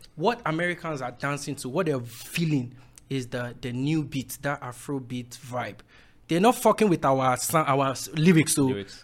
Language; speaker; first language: English; non-native, local second language; Yoruba